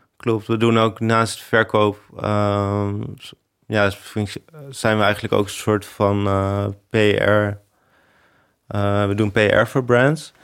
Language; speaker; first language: Dutch; native; Dutch